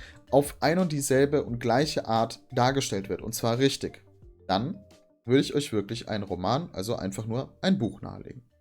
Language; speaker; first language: German; native; German